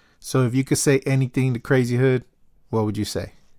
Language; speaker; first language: English; early bilingual, other home language; Spanish